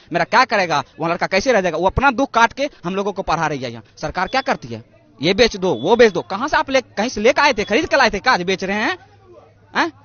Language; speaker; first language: Hindi; native; Hindi